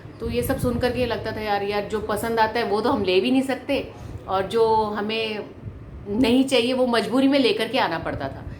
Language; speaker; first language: Hindi; non-native, local second language; Malayalam